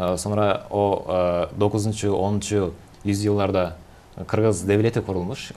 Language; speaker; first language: Turkish; non-native, fluent; Kyrgyz